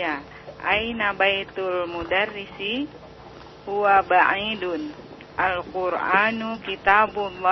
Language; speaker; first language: Arabic; non-native, learner; Indonesian